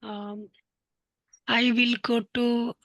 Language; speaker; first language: English; non-native, learner; Hindi